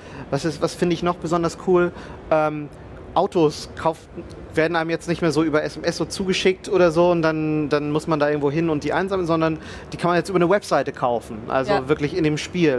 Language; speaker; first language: German; native; German